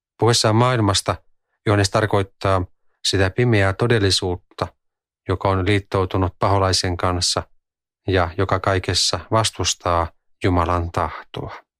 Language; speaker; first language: Finnish; native; Finnish